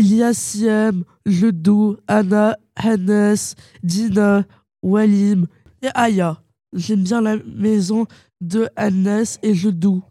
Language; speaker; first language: French; early bilingual, other home language; Arabic